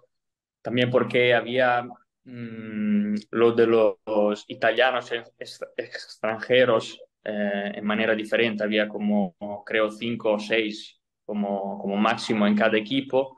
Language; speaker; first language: Spanish; non-native, fluent; Italian